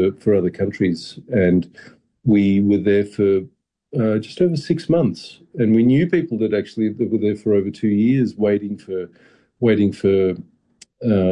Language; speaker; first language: English; early bilingual, other home language; Russian